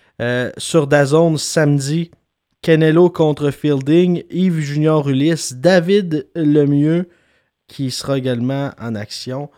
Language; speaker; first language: French; native; French